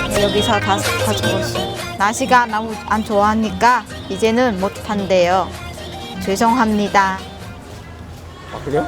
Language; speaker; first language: Korean; non-native, learner; Vietnamese